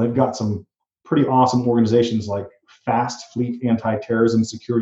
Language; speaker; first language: English; native; English